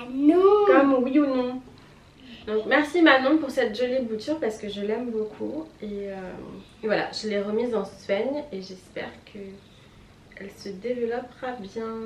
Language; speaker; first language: French; native; French